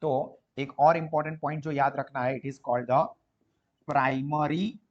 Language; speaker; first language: Hindi; non-native, local second language; Gujarati